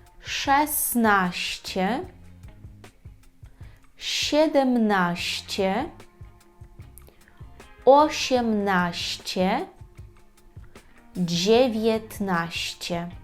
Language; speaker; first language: Polish; non-native, fluent; Ukrainian